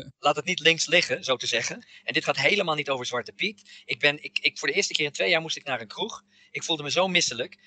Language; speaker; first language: Dutch; non-native, fluent; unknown